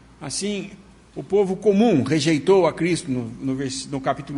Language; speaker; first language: Portuguese; native; Portuguese